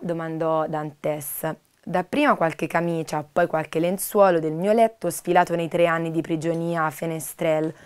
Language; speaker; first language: Italian; native; Italian